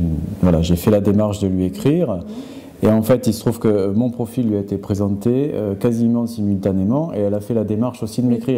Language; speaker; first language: French; native; French